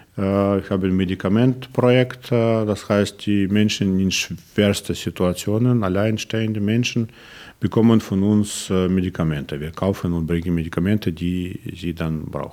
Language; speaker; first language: German; non-native, learner; Russian